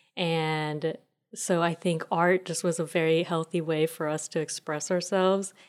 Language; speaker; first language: English; early bilingual, other home language; Italian